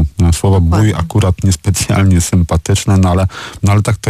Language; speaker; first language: Polish; native; Polish